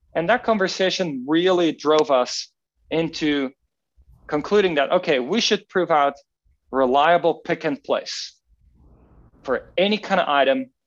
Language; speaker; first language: English; non-native, fluent; Dutch